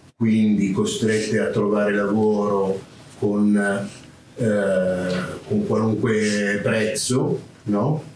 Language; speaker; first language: Italian; native; Italian